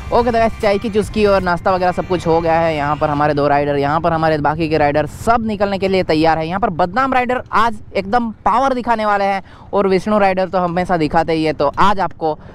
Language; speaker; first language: Hindi; native; Hindi